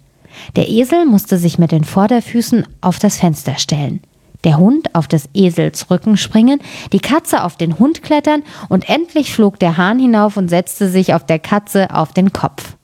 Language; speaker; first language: German; native; German